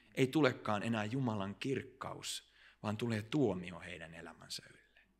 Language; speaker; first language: Finnish; early bilingual, heritage; Finnish